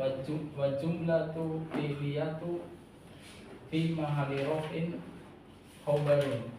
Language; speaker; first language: Arabic; non-native, learner; Indonesian